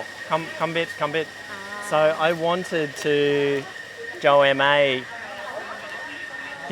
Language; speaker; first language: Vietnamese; non-native, learner; English